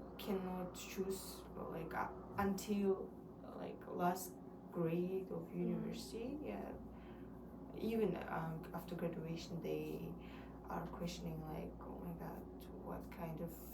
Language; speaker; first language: English; non-native, learner; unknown